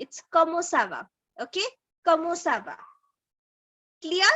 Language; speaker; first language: French; non-native, learner; Hindi